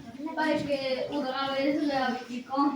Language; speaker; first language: Basque; non-native, local second language; Spanish